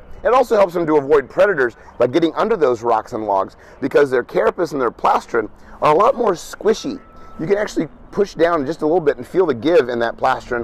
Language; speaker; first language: English; native; English